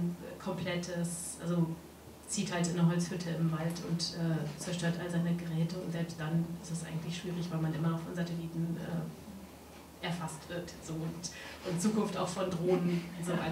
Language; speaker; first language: German; native; German